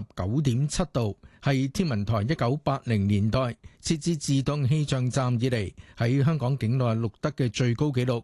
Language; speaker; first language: Cantonese; native; Cantonese